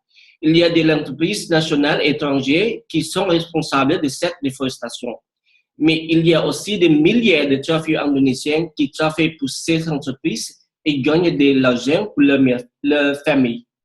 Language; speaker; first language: French; non-native, learner; Indonesian